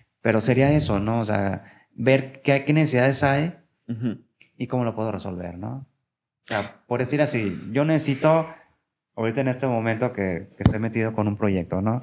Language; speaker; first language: Spanish; native; Spanish